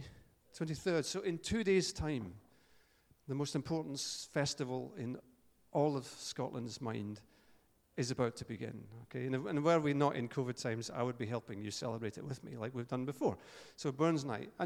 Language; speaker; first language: English; native; English